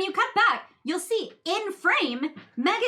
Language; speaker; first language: English; native; English